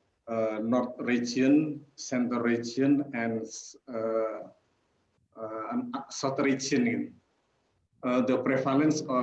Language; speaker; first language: English; non-native, learner; Indonesian